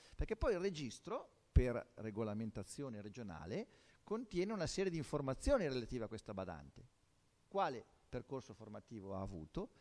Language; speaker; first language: Italian; native; Italian